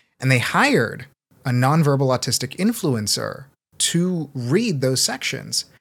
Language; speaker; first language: English; early bilingual, other home language; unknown